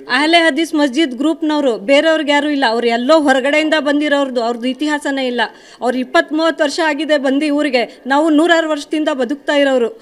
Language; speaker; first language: Kannada; non-native, local second language; Urdu